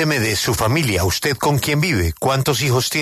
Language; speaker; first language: Spanish; native; Spanish